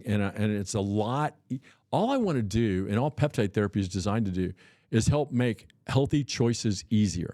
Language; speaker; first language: English; native; English